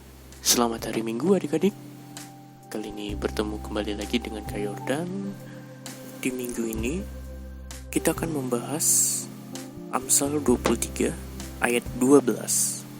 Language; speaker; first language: Indonesian; native; Indonesian